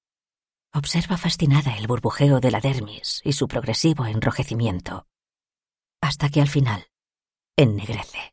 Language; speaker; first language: Spanish; native; Spanish